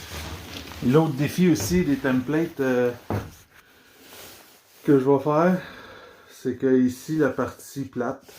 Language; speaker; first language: French; native; French